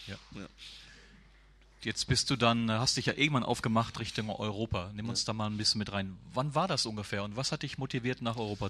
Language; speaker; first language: German; native; German